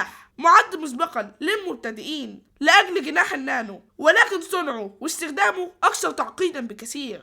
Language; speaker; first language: Arabic; native; Arabic